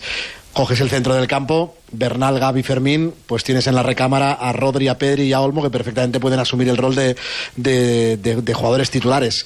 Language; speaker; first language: Spanish; native; Spanish